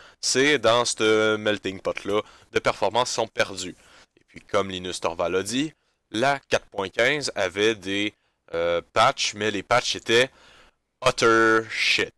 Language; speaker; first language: French; native; French